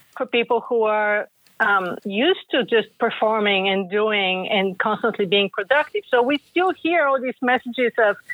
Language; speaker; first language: English; non-native, fluent; Bulgarian